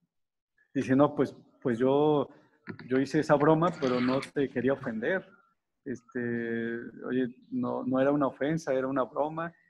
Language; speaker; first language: Spanish; native; Spanish